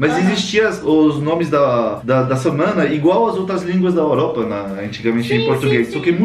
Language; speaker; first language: Portuguese; non-native, fluent; French